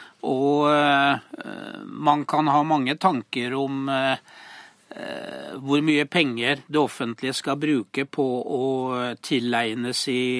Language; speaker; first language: Norwegian; native; Norwegian